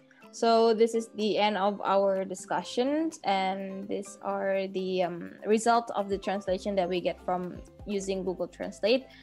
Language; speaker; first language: English; non-native, fluent; Indonesian